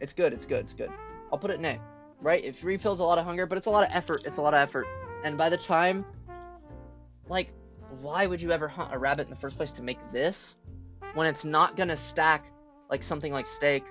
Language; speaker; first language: English; native; English